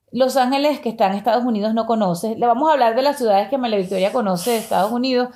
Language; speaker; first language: Spanish; native; Spanish